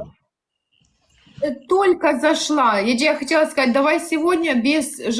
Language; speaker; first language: Russian; native; Russian